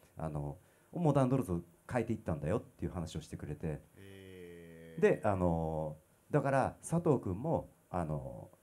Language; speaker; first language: Japanese; native; Japanese